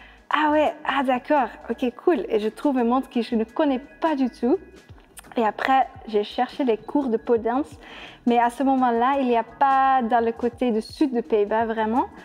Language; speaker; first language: French; non-native, fluent; Dutch